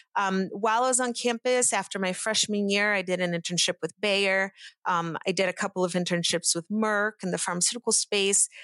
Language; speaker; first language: English; early bilingual, other home language; Portuguese